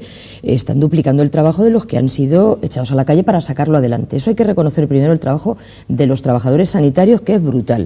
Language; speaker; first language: Spanish; native; Spanish